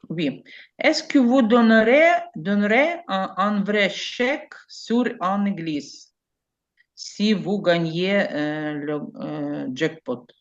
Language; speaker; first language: French; non-native, learner; Ukrainian